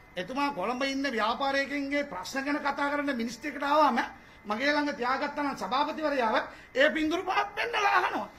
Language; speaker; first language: Sinhala; non-native, local second language; Tamil